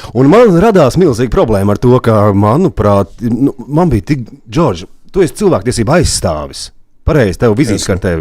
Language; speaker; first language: Latvian; native; Latvian